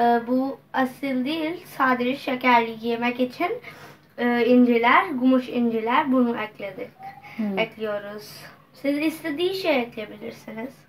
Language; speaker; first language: Turkish; non-native, learner; Urdu